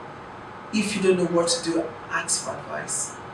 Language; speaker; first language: English; non-native, local second language; Yoruba